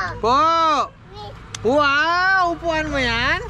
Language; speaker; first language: Filipino; native; Filipino